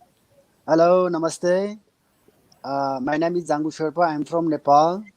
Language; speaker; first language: English; non-native, learner; Nepali